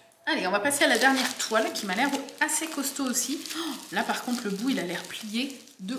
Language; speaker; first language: French; native; French